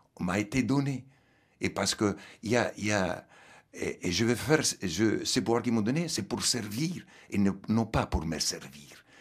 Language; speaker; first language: French; non-native, fluent; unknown